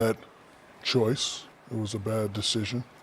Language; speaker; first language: English; native; English